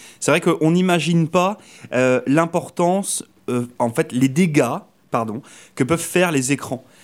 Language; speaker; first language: French; native; French